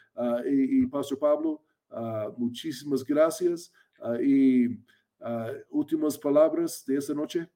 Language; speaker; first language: Spanish; non-native, fluent; English